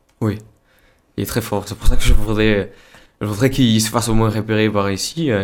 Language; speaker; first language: French; non-native, fluent; Spanish